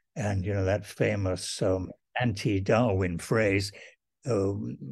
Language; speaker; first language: English; native; English